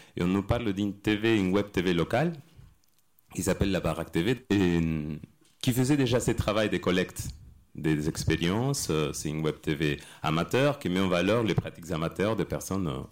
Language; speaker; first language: French; non-native, fluent; Spanish